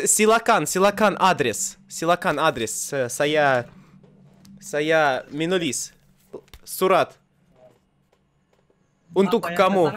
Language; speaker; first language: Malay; non-native, learner; Russian